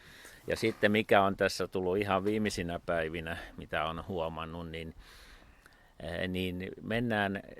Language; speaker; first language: Finnish; native; Finnish